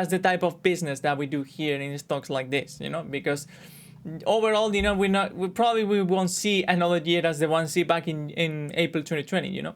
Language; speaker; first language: English; non-native, fluent; Spanish